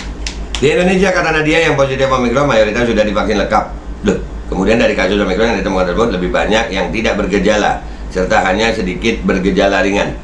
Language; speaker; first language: Indonesian; native; Indonesian